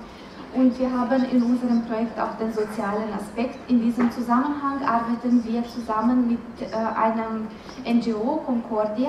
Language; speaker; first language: German; non-native, fluent; Romanian